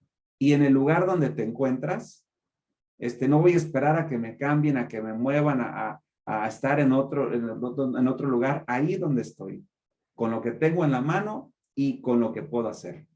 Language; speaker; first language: Spanish; native; Spanish